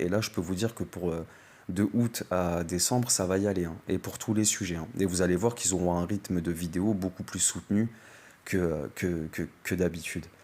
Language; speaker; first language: French; native; French